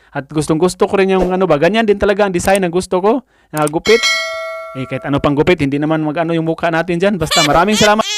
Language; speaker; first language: Filipino; non-native, local second language; Cebuano